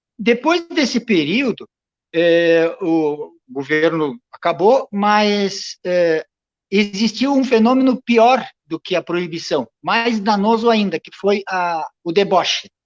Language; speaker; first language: Portuguese; non-native, local second language; Venetian